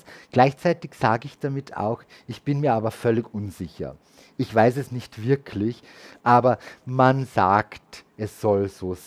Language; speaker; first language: German; native; German